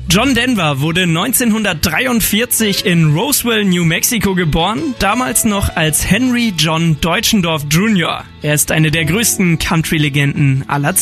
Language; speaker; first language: German; native; German